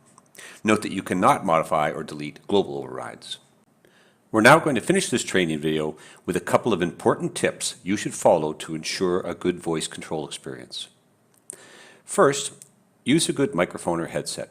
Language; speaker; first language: English; native; English